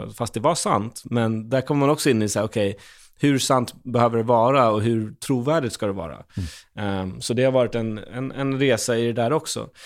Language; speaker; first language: Swedish; native; Swedish